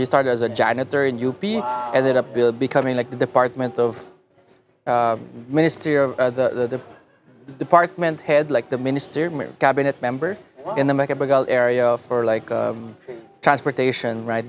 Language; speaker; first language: English; non-native, local second language; Filipino